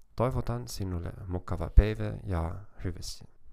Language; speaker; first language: Finnish; non-native, learner; German